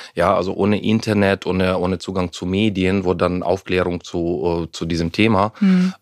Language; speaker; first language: German; non-native, fluent; Ukrainian